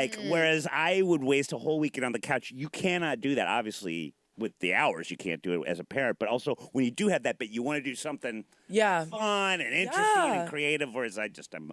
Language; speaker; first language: English; native; English